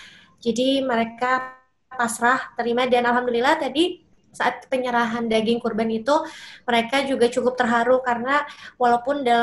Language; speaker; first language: Indonesian; native; Indonesian